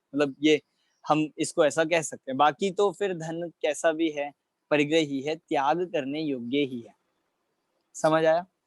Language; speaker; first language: Hindi; native; Hindi